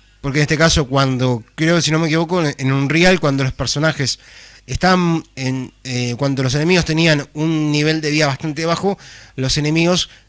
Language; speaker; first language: Spanish; native; Spanish